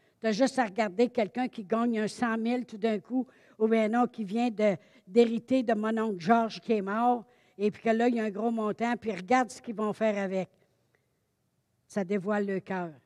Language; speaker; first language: French; native; French